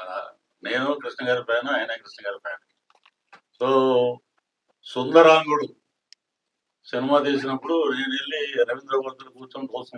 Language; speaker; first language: Telugu; native; Telugu